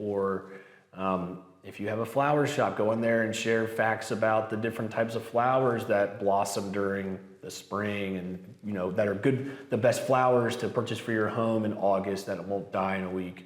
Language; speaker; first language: English; native; English